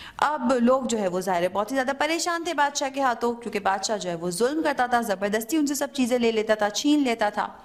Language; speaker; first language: Urdu; native; Urdu